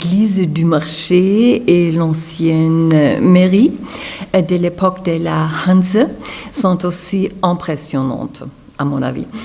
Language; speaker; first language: French; non-native, fluent; German